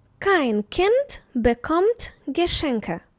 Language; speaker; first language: German; non-native, fluent; Ukrainian